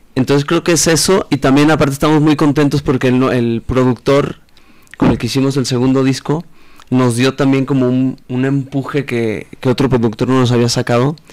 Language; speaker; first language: Spanish; native; Spanish